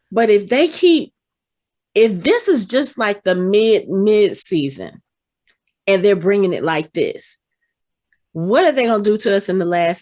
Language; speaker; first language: English; native; English